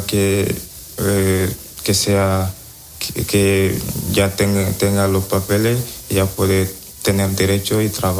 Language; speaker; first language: Spanish; non-native, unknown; Wolof